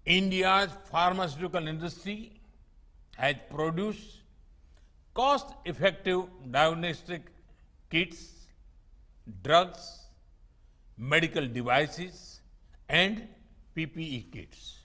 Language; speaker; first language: English; non-native, local second language; Gujarati